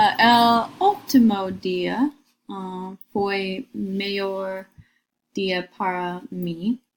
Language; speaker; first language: Spanish; non-native, learner; English